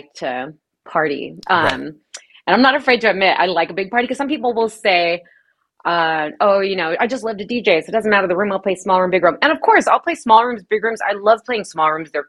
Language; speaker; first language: English; native; English